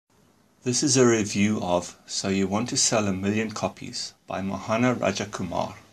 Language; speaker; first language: English; native; English